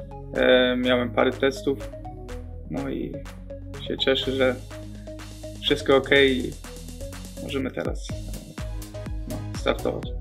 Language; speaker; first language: Polish; early bilingual, heritage; German